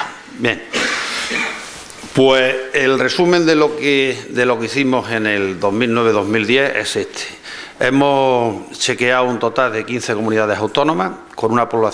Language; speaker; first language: Spanish; native; Spanish